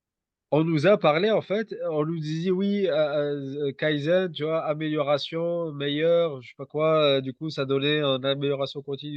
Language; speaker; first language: French; native; French